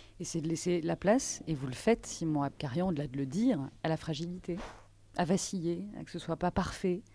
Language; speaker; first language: French; native; French